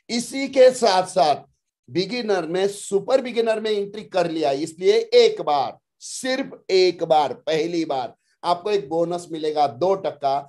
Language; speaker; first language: Hindi; non-native, local second language; Marathi